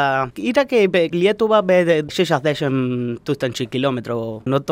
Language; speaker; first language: Lithuanian; non-native, learner; Spanish